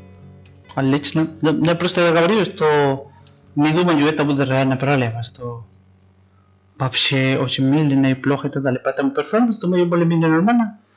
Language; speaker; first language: Russian; non-native, learner; Spanish